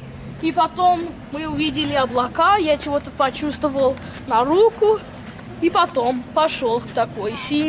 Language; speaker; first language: Russian; early bilingual, heritage; Russian